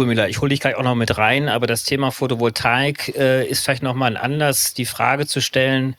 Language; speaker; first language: German; native; German